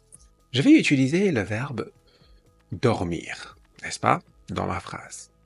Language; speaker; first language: French; non-native, fluent; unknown